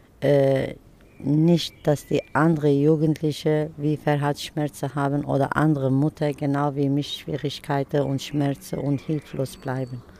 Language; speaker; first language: German; early bilingual, other home language; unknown